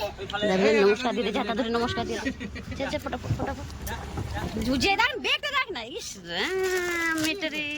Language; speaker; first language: Hindi; non-native, local second language; Assamese